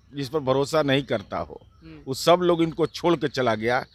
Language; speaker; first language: Hindi; native; Hindi